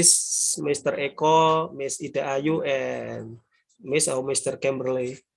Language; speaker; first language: English; non-native, learner; Indonesian